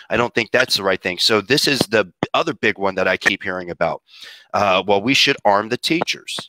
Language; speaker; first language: English; native; English